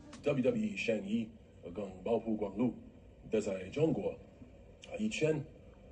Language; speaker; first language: Chinese; non-native, learner; English